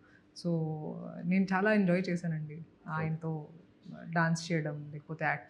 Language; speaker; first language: Telugu; non-native, fluent; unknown